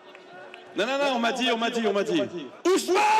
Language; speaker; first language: French; native; French